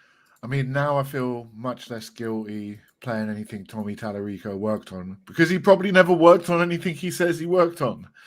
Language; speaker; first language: English; native; English